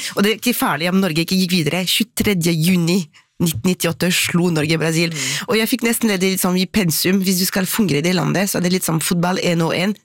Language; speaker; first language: Norwegian; non-native, fluent; French